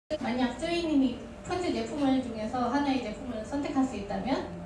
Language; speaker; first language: Korean; non-native, fluent; Indonesian